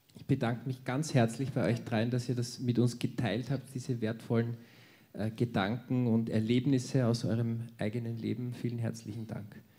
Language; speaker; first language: German; native; German